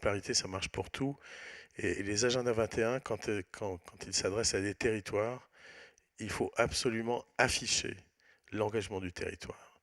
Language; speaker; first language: French; native; French